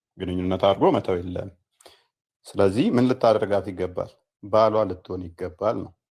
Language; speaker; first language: Amharic; native; Amharic